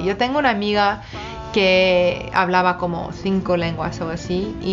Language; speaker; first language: Spanish; non-native, fluent; English